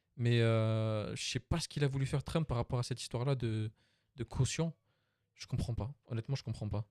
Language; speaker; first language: French; native; French